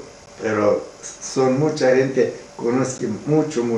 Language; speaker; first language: Spanish; non-native, learner; Romanian